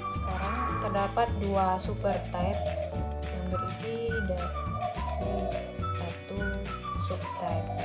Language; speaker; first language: Indonesian; native; Indonesian